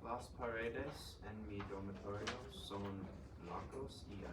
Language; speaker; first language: Spanish; non-native, learner; English